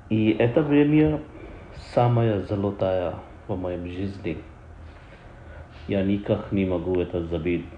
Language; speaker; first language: Russian; non-native, learner; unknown